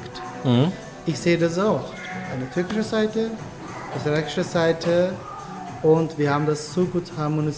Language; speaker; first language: German; non-native, learner; Turkish